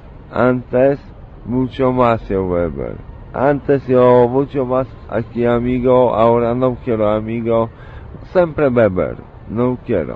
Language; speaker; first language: Spanish; non-native, learner; Polish